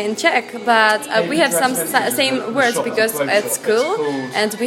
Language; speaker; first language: English; non-native, learner; Czech